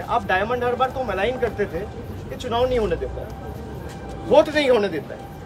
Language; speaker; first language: Hindi; non-native, local second language; Bangla